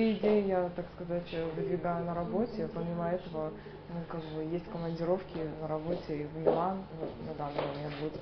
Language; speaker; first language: Russian; native; Russian